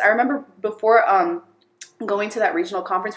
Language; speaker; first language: English; early bilingual, other home language; Amharic